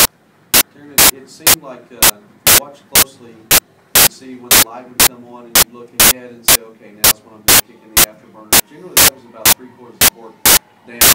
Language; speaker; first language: English; native; English